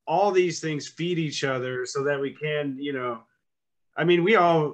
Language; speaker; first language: English; native; English